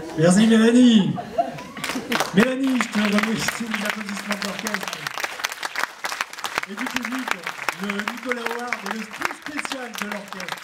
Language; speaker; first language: French; native; French